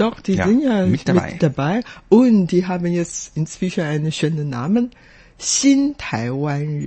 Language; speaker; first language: German; non-native, fluent; Chinese